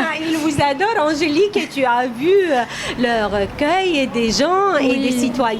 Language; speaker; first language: French; non-native, fluent; Arabic